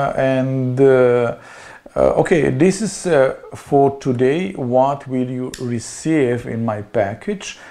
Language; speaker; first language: English; non-native, learner; Slovenian